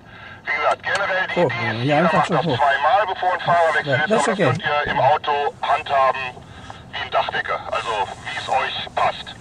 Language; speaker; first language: German; native; German